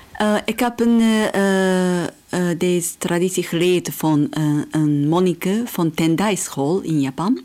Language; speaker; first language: Dutch; non-native, fluent; Japanese